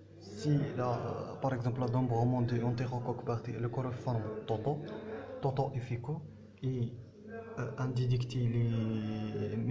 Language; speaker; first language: French; non-native, learner; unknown